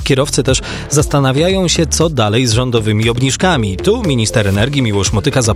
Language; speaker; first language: Polish; native; Polish